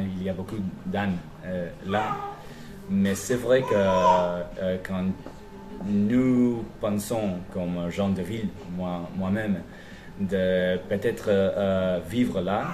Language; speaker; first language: French; non-native, fluent; Spanish